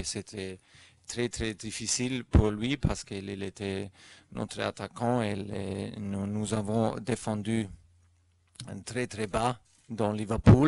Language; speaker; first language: French; non-native, fluent; German